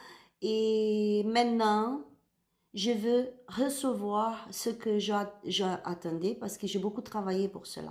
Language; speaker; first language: French; non-native, learner; Spanish